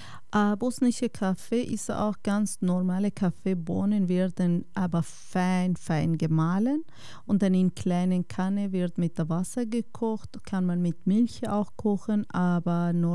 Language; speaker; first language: German; non-native, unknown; Kurdish